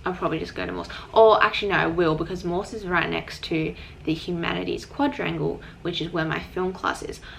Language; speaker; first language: English; native; English